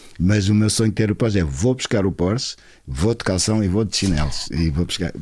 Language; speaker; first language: Portuguese; non-native, local second language; Kabuverdianu